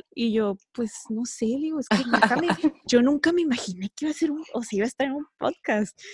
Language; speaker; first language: Spanish; early bilingual, heritage; Spanish